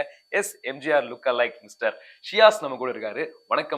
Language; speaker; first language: Tamil; native; Tamil